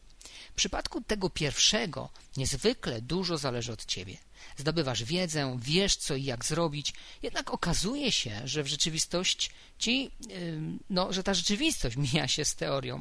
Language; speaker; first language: Polish; native; Polish